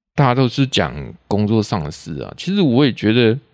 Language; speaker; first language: Chinese; non-native, local second language; Min Nan Chinese